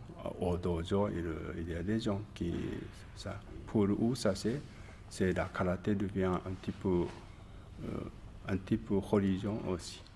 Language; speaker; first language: French; non-native, learner; Japanese